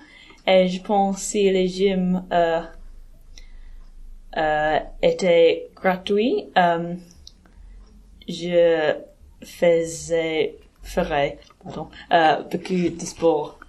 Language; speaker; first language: French; non-native, learner; English